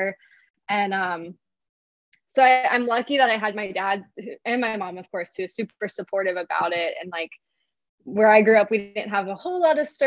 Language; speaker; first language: English; native; English